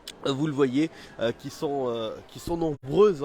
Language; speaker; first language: French; native; French